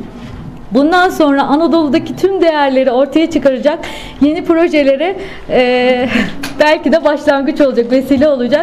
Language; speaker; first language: Turkish; native; Turkish